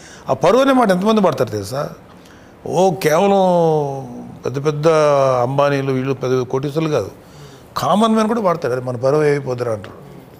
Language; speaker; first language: Telugu; native; Telugu